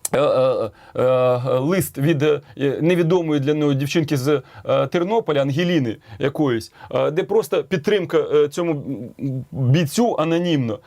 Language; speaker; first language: Ukrainian; native; Ukrainian